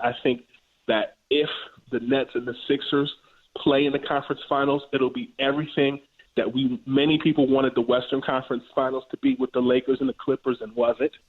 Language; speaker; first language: English; native; English